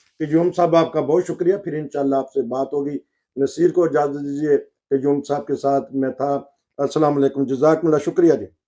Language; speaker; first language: Urdu; non-native, local second language; Punjabi